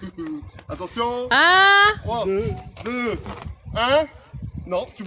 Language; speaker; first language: French; native; French